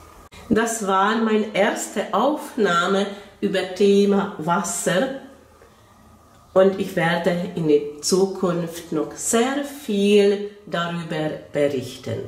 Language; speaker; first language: German; non-native, fluent; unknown